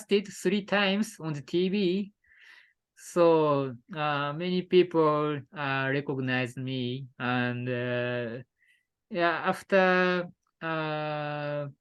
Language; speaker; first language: English; non-native, learner; Japanese